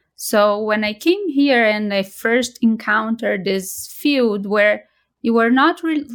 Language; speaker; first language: English; non-native, fluent; Portuguese